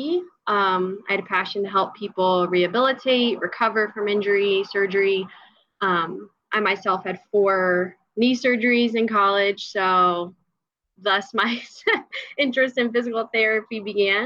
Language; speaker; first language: English; native; English